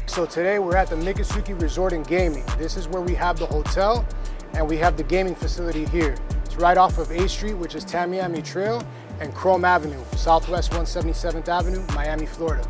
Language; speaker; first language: English; early bilingual, other home language; Spanish